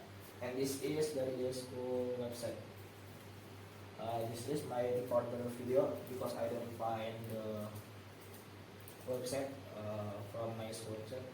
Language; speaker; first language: English; non-native, learner; Indonesian